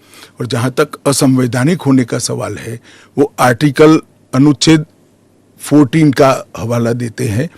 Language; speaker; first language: Hindi; non-native, local second language; Gujarati